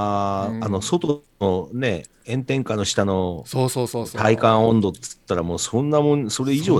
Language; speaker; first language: Japanese; native; Japanese